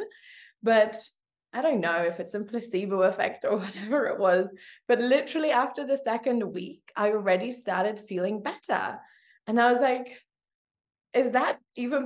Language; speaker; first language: English; native; English